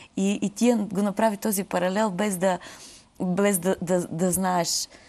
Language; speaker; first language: Bulgarian; native; Bulgarian